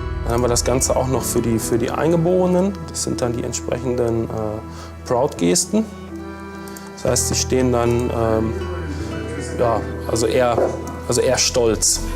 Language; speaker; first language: German; native; German